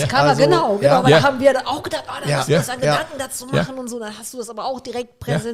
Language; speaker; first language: German; native; German